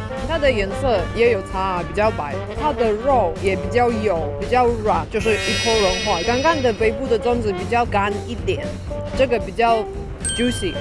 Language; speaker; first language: Chinese; non-native, fluent; Korean